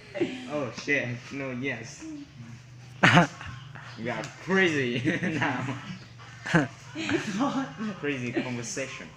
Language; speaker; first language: English; non-native, learner; Hmong